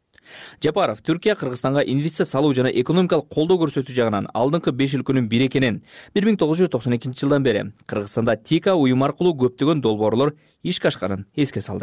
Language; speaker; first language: Kyrgyz; native; Kyrgyz